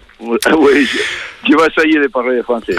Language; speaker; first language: French; non-native, learner; Spanish